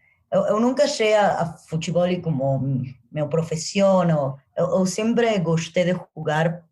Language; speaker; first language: Portuguese; non-native, learner; Spanish